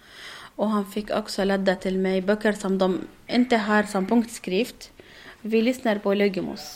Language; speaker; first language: Swedish; non-native, learner; Arabic